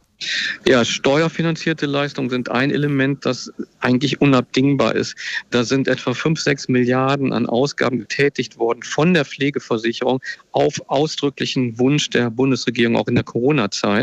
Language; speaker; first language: German; native; German